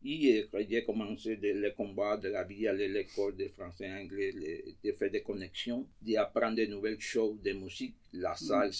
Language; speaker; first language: French; non-native, fluent; Spanish